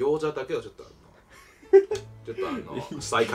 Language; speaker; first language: Japanese; native; Japanese